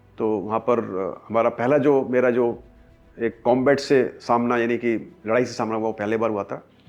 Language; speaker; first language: Hindi; native; Hindi